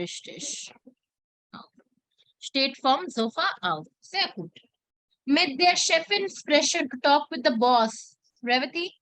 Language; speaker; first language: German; non-native, fluent; Hindi